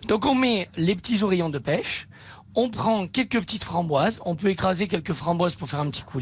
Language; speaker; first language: French; native; French